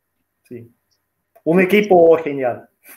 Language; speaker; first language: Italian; non-native, learner; Russian